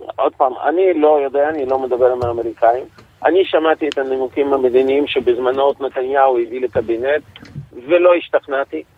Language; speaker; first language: Hebrew; non-native, fluent; Russian